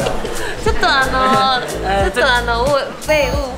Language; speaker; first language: Chinese; non-native, fluent; Japanese